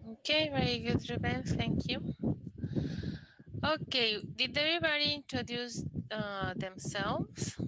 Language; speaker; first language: English; non-native, fluent; Spanish